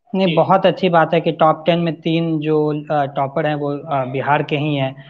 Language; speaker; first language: Hindi; native; Hindi